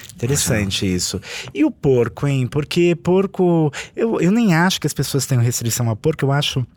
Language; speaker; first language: Portuguese; native; Portuguese